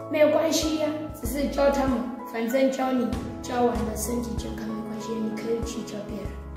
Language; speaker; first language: Chinese; non-native, learner; Southern Sotho